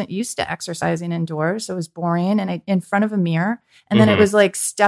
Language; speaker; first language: English; native; English